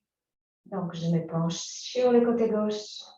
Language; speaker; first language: French; native; French